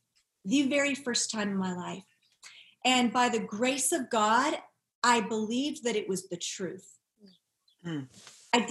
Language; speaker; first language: English; native; English